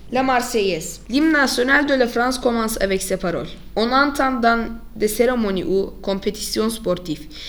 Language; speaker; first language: French; non-native, learner; Turkish